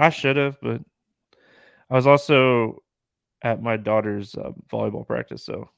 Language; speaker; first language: English; native; English